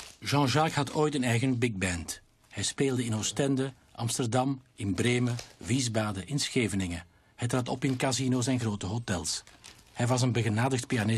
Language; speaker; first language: Dutch; native; Dutch